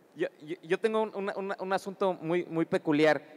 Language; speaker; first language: Spanish; native; Spanish